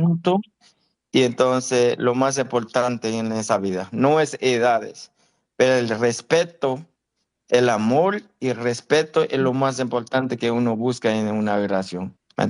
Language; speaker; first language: Spanish; non-native, fluent; Haitian Creole